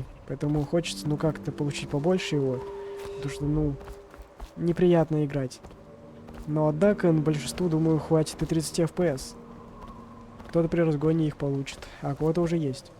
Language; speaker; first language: Russian; native; Russian